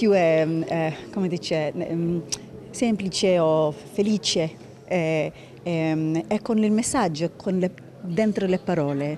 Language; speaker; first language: Italian; non-native, learner; Hebrew